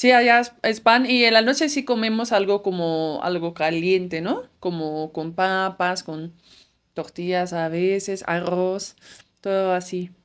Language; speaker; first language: Spanish; non-native, fluent; Dutch